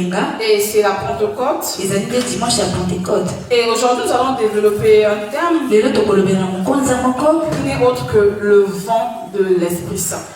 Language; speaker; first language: French; non-native, local second language; Lingala